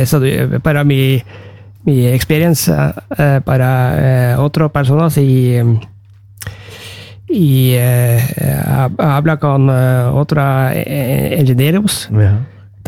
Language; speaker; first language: Spanish; non-native, learner; Norwegian